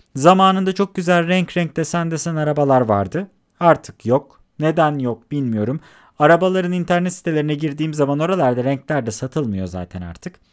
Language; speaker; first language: Turkish; native; Turkish